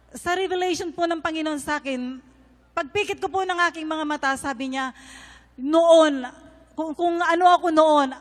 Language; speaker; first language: Filipino; native; Filipino